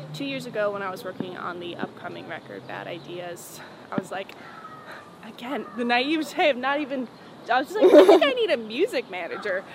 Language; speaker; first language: English; native; English